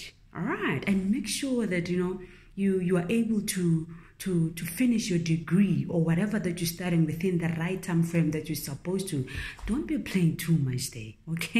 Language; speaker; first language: English; non-native, local second language; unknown